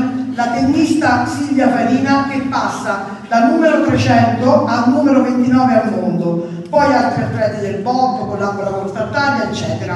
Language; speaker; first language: Italian; native; Italian